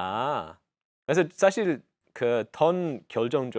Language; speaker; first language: Korean; non-native, fluent; English